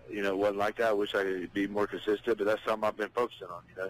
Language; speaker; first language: English; native; English